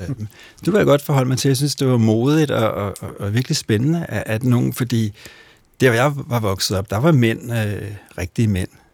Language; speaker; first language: Danish; native; Danish